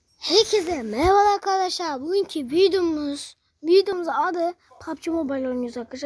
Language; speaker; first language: Turkish; native; Turkish